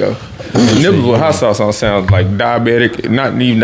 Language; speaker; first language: English; native; English